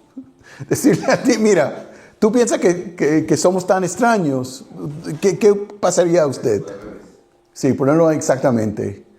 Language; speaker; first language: Spanish; non-native, fluent; English